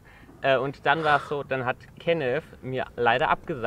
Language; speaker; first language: German; native; German